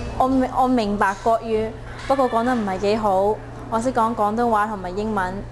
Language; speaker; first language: Chinese; early bilingual, heritage; Chinese